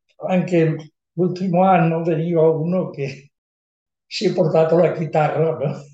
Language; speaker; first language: Italian; non-native, fluent; Catalan